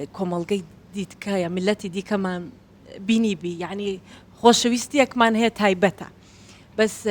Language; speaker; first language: Central Kurdish; early bilingual, heritage; Central Kurdish